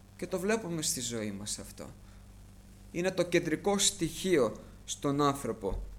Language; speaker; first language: Greek; early bilingual, heritage; Greek